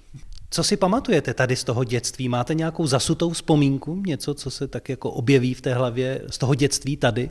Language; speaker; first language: Czech; native; Czech